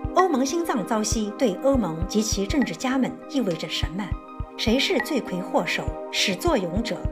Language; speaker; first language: Chinese; native; Chinese